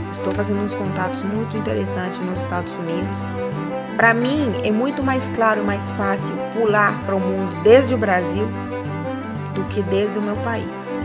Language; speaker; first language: Portuguese; non-native, fluent; Spanish